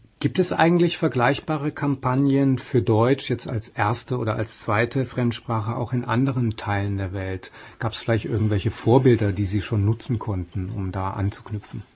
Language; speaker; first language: German; native; German